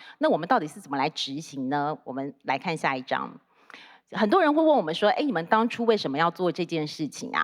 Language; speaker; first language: Chinese; native; Chinese